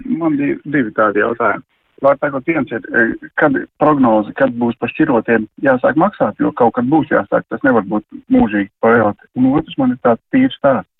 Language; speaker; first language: Latvian; native; Latvian